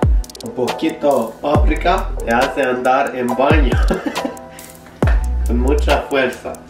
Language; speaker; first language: Spanish; non-native, learner; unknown